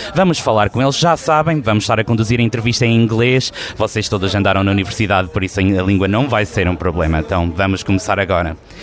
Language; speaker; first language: Portuguese; native; Portuguese